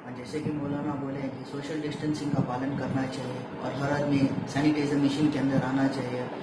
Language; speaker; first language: Hindi; non-native, local second language; Urdu